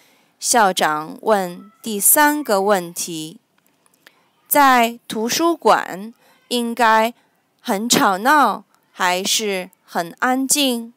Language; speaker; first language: Chinese; non-native, learner; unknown